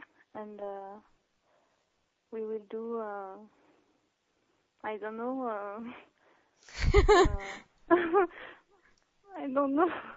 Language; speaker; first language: English; non-native, learner; French